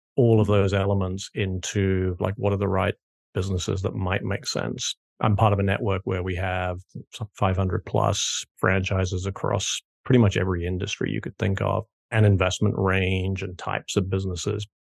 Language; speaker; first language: English; native; English